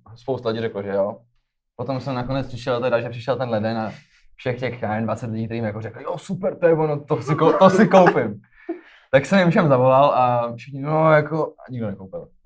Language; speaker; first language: Czech; native; Czech